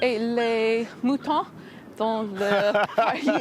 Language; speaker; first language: French; non-native, learner; English